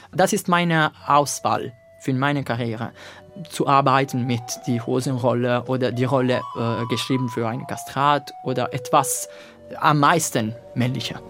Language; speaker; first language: German; non-native, learner; Italian